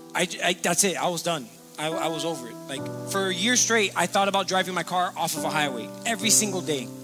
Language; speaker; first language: English; native; English